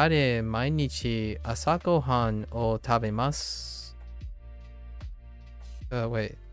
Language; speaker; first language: Japanese; non-native, learner; English